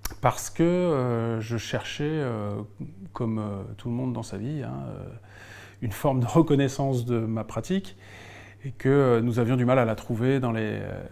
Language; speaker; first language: French; native; French